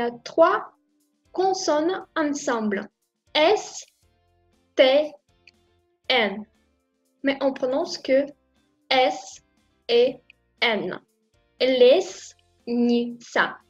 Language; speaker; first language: French; non-native, fluent; Russian